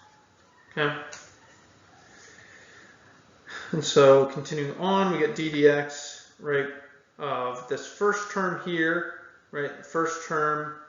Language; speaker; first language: English; native; English